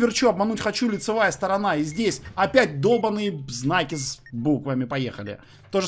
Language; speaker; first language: Russian; native; Russian